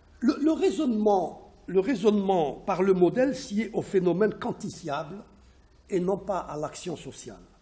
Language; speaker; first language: French; non-native, local second language; Arabic